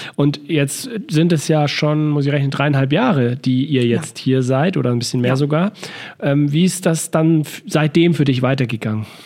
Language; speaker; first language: German; native; German